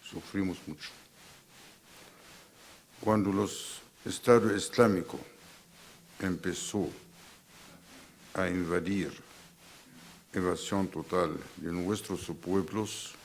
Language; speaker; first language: Spanish; non-native, fluent; Arabic